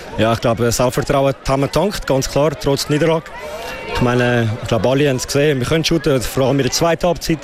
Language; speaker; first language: German; native; German